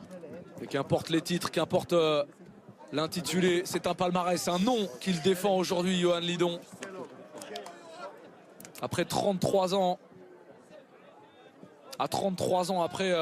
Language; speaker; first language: French; native; French